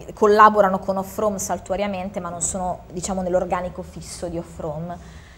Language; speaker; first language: Italian; native; Italian